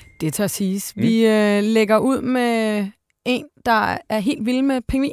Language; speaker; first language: Danish; native; Danish